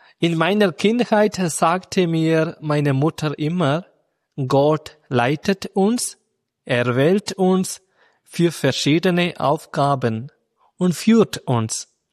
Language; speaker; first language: German; non-native, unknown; Malayalam